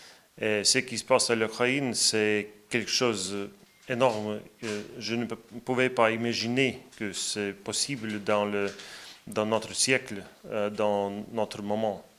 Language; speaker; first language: French; non-native, fluent; Latvian